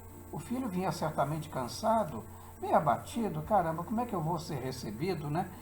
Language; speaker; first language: Portuguese; native; Portuguese